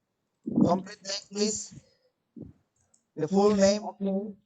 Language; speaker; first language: English; non-native, fluent; Indonesian